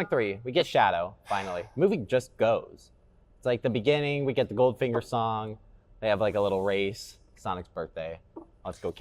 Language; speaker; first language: English; native; English